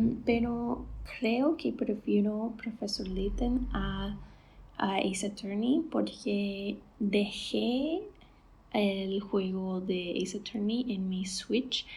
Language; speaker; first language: Spanish; non-native, fluent; English